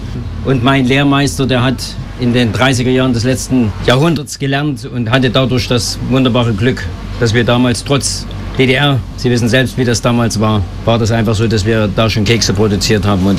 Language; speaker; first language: German; native; German